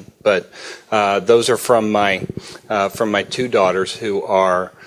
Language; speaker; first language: English; native; English